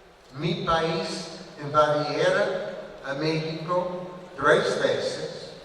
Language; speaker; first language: Spanish; non-native, learner; English